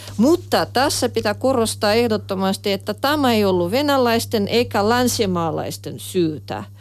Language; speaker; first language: Finnish; non-native, fluent; Russian